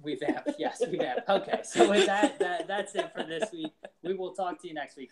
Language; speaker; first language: English; native; English